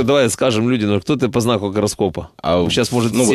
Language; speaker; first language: Russian; native; Russian